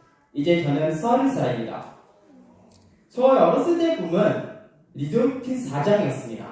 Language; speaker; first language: Korean; non-native, learner; Khmer